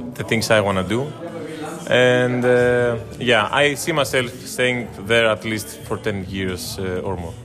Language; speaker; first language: English; non-native, fluent; Greek